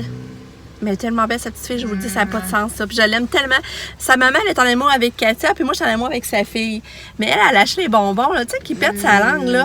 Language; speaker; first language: French; native; French